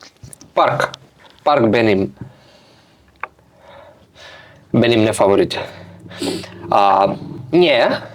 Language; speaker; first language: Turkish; non-native, learner; English